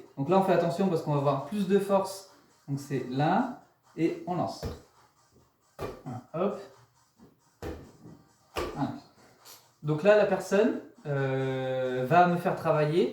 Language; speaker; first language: French; native; French